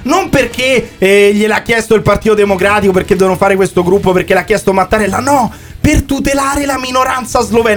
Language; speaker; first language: Italian; native; Italian